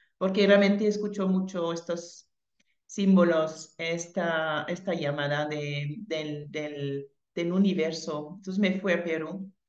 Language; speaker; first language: Spanish; non-native, fluent; French